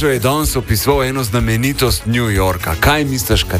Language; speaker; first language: Slovenian; native; Slovenian